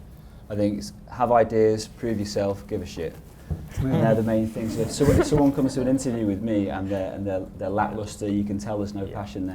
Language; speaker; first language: English; native; English